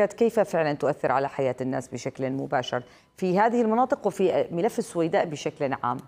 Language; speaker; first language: Arabic; native; Arabic